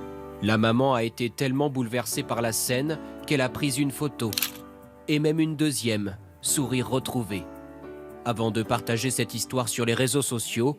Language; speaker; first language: French; native; French